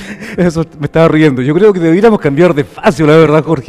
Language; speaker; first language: Spanish; native; Spanish